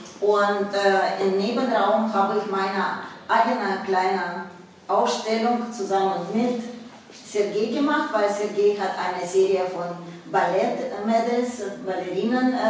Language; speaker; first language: German; non-native, fluent; Russian